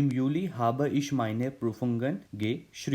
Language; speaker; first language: German; non-native, fluent; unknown